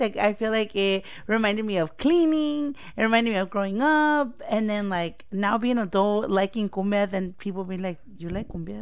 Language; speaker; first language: English; early bilingual, other home language; Spanish